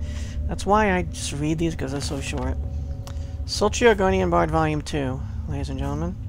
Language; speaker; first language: English; native; English